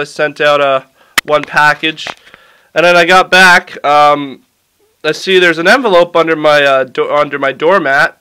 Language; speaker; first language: English; native; English